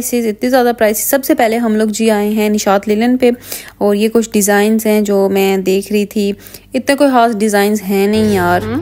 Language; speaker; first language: Urdu; non-native, local second language; Punjabi